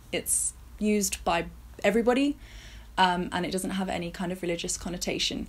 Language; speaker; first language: English; native; English